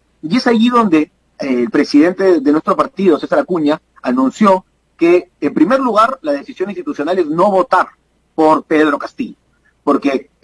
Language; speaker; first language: Spanish; native; Spanish